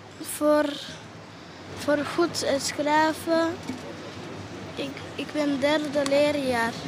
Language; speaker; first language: Dutch; early bilingual, other home language; Romanian